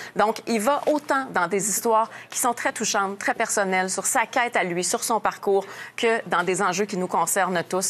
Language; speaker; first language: French; native; French